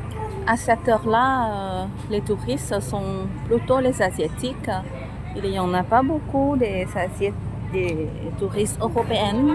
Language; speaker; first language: French; non-native, fluent; Thai